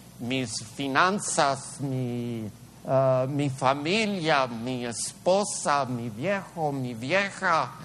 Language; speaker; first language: Spanish; early bilingual, heritage; Spanish